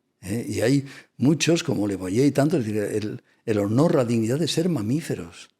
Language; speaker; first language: Spanish; non-native, local second language; Catalan